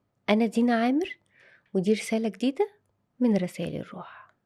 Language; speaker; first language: Arabic; native; Arabic